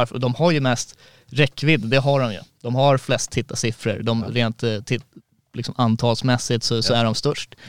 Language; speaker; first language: Swedish; native; Swedish